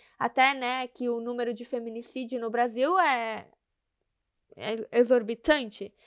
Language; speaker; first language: Portuguese; native; Portuguese